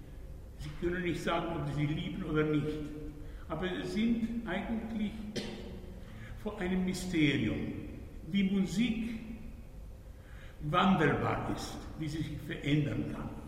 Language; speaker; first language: German; non-native, fluent; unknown